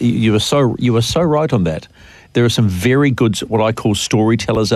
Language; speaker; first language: English; native; English